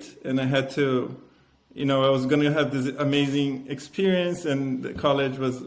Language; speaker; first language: English; non-native, fluent; Portuguese